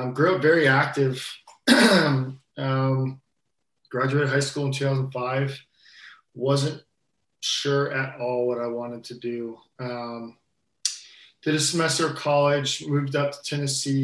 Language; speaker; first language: English; native; English